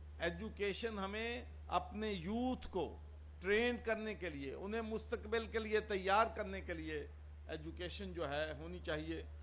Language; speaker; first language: Urdu; non-native, local second language; Punjabi